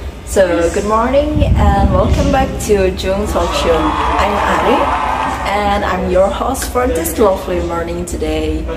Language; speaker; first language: English; non-native, learner; Indonesian